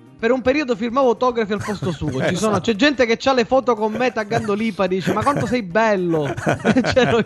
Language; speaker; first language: Italian; native; Italian